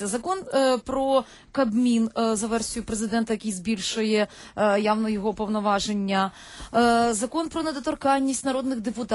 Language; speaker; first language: Ukrainian; native; Ukrainian